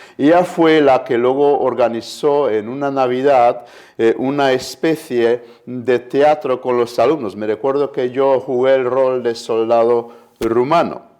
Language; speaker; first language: Spanish; non-native, fluent; Romanian